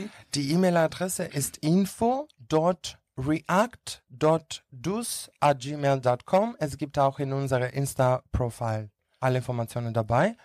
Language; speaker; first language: German; non-native, learner; Greek